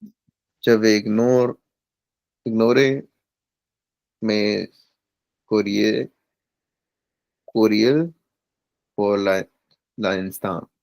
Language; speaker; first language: French; non-native, learner; Hindi